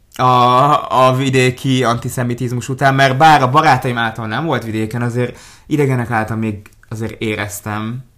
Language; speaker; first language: Hungarian; early bilingual, other home language; Hebrew